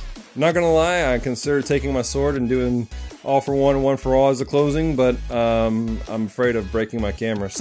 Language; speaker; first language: English; native; English